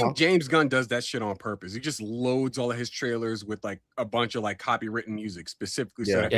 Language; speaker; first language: English; native; English